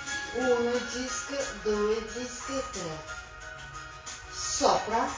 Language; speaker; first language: Italian; non-native, learner; Russian